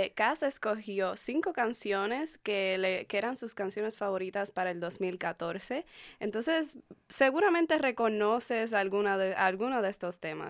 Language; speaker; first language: Spanish; early bilingual, heritage; Spanish